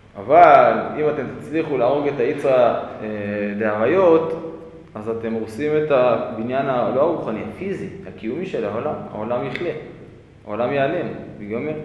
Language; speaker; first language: Hebrew; native; Hebrew